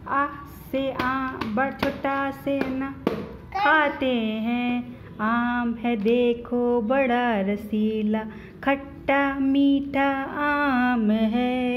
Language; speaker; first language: Hindi; native; Hindi